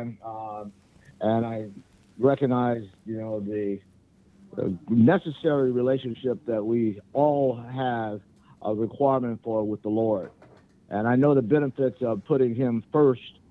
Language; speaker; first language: English; native; English